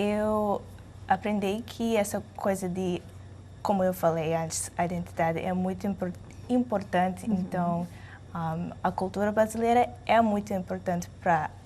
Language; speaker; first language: Portuguese; non-native, learner; English